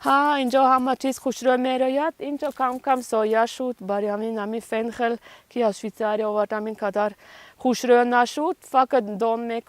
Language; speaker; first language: Persian; non-native, learner; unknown